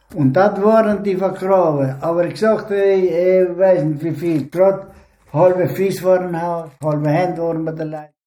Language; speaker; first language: German; early bilingual, heritage; Ukrainian